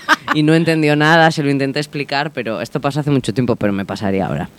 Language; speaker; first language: Spanish; native; Spanish